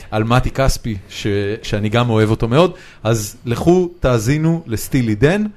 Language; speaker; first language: Hebrew; native; Hebrew